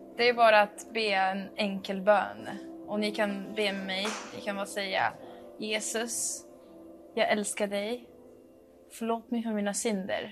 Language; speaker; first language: Swedish; early bilingual, other home language; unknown